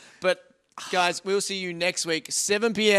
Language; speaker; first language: English; native; English